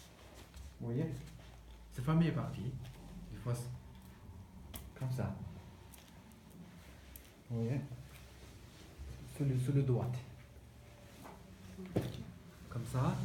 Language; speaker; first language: French; non-native, learner; Tibetan